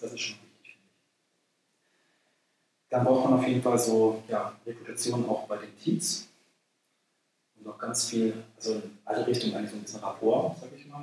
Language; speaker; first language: German; native; German